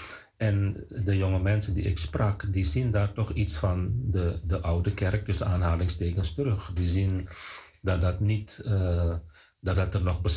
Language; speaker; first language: Dutch; non-native, fluent; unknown